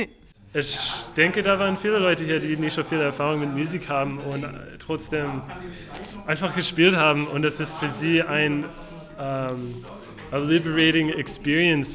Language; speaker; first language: German; non-native, fluent; English